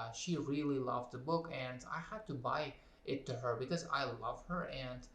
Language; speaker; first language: English; non-native, learner; Uzbek